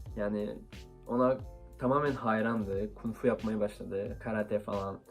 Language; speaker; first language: Turkish; early bilingual, heritage; Turkish